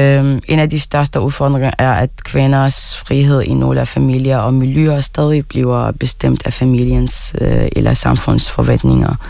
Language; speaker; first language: Danish; non-native, fluent; Arabic